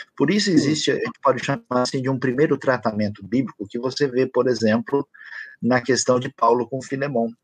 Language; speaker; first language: Portuguese; native; Portuguese